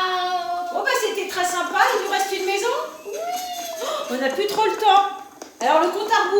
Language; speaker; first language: French; native; French